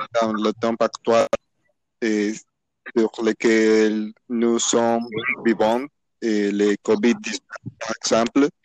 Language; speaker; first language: French; non-native, learner; Spanish